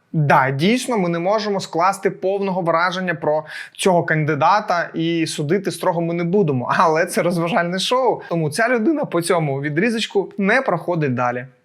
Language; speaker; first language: Ukrainian; non-native, local second language; Russian